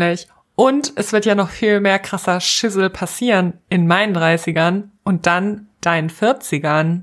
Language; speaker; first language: German; native; German